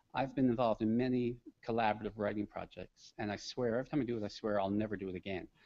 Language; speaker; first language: English; native; English